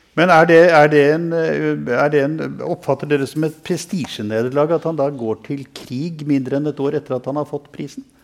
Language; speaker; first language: Norwegian; native; Norwegian